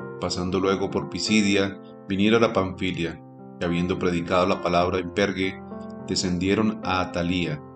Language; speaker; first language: Spanish; native; Spanish